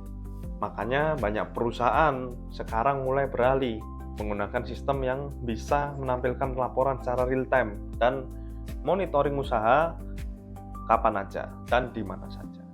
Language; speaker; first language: Indonesian; native; Indonesian